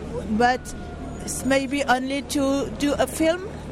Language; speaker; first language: English; non-native, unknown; French